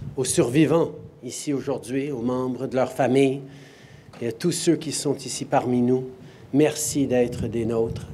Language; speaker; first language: French; native; French